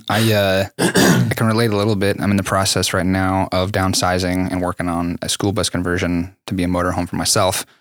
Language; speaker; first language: English; native; English